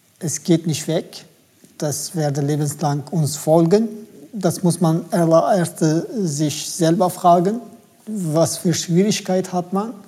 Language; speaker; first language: German; non-native, fluent; Turkish